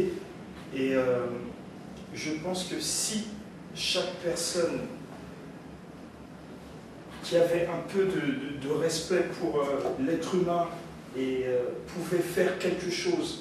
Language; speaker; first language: French; early bilingual, other home language; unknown